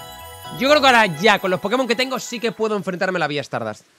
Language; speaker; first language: Spanish; native; Spanish